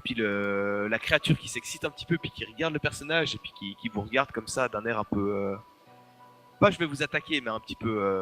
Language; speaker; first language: French; native; French